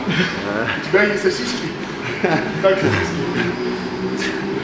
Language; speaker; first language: Russian; native; Russian